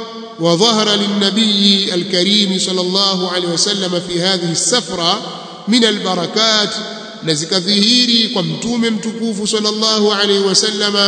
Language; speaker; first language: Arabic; non-native, fluent; Swahili